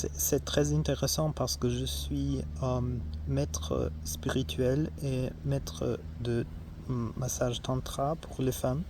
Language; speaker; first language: French; non-native, learner; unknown